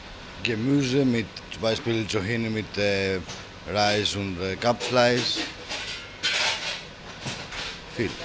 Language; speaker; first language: German; non-native, learner; Greek